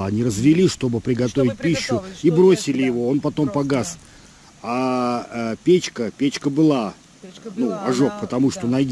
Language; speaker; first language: Russian; native; Russian